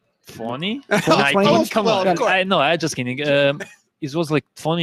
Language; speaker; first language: English; non-native, learner; Serbian